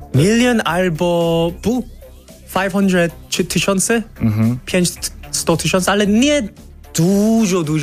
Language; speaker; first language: Polish; non-native, learner; Korean